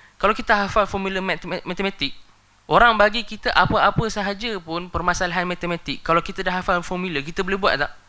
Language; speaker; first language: Malay; native; Malay